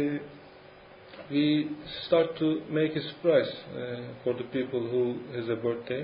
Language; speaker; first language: English; non-native, learner; Turkish